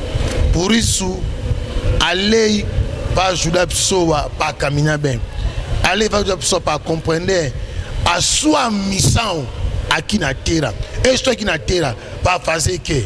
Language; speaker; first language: Portuguese; non-native, learner; Lingala